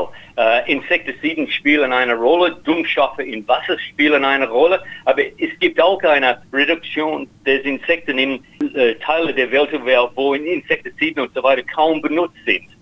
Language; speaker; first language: German; non-native, learner; English